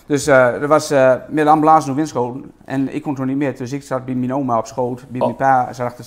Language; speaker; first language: Dutch; native; Dutch